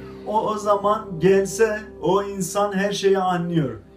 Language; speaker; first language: Turkish; non-native, learner; Azerbaijani